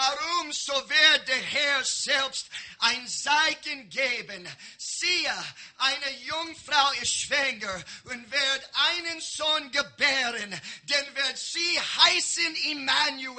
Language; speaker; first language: German; non-native, learner; English